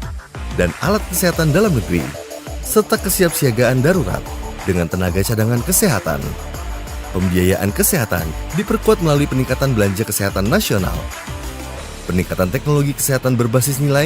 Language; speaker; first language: Indonesian; native; Indonesian